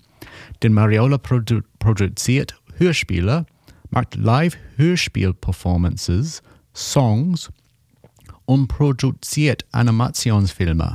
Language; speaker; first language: German; non-native, learner; English